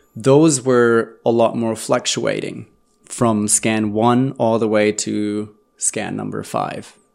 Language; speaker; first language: English; non-native, fluent; German